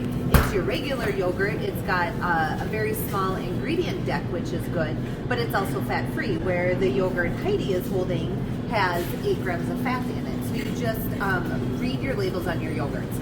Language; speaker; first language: English; native; English